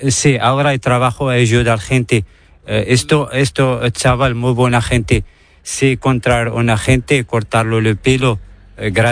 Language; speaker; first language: Spanish; non-native, learner; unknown